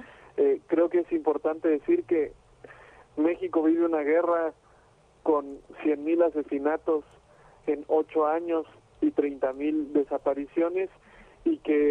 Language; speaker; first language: Spanish; native; Spanish